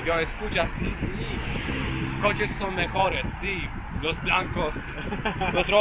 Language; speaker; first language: Spanish; non-native, learner; Polish